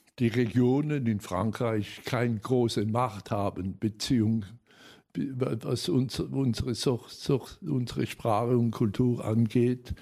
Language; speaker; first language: German; non-native, local second language; Swiss German